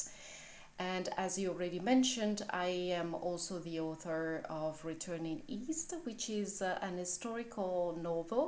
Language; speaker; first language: English; non-native, fluent; Italian